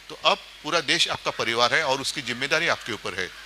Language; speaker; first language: Hindi; non-native, local second language; Marathi